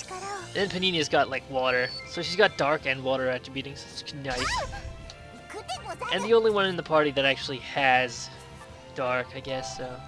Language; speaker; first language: English; native; English